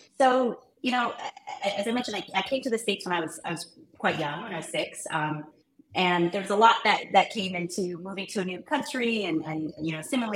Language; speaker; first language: English; early bilingual, other home language; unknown